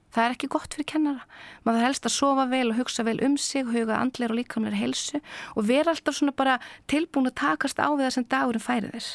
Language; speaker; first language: Icelandic; native; Icelandic